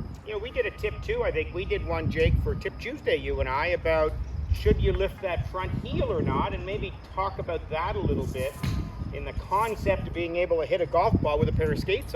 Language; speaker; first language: English; native; English